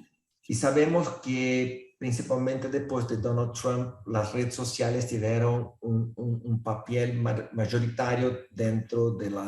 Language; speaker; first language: Spanish; non-native, fluent; Portuguese